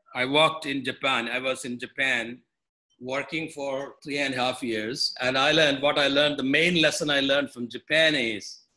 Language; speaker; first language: English; non-native, local second language; Malayalam